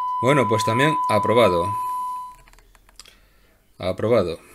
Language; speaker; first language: Spanish; native; Spanish